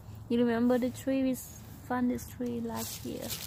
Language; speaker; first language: English; non-native, learner; Northeastern Thai